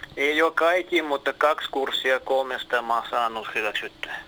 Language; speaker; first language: Finnish; non-native, learner; Russian